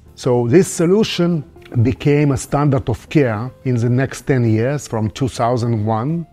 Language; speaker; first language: English; non-native, fluent; Russian